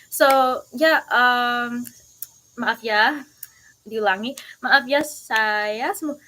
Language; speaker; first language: Indonesian; early bilingual, heritage; English